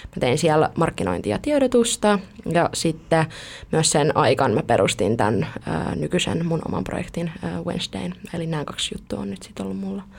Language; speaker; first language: Finnish; early bilingual, other home language; Italian